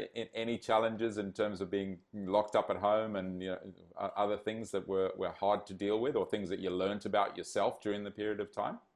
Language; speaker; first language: English; native; English